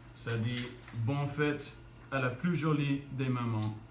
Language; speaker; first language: French; non-native, fluent; English